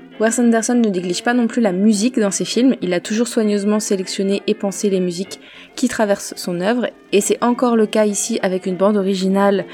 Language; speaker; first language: French; native; French